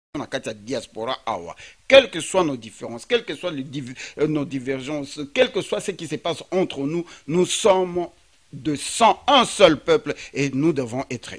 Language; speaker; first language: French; non-native, local second language; Lingala